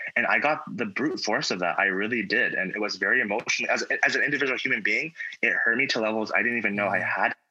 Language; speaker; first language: English; native; English